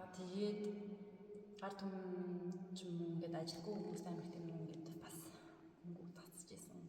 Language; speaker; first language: Mongolian; early bilingual, heritage; Mongolian